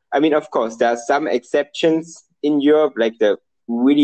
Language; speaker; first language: English; non-native, fluent; German